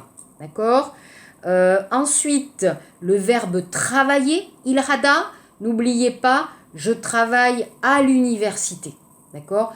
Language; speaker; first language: French; native; French